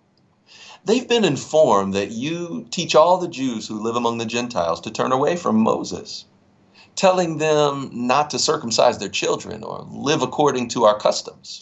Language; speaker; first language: English; native; English